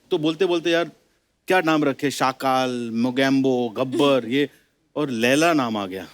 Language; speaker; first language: Hindi; native; Hindi